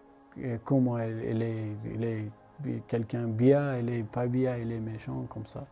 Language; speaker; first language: French; non-native, learner; Persian